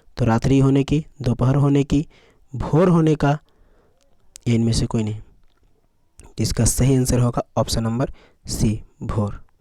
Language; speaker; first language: Hindi; native; Hindi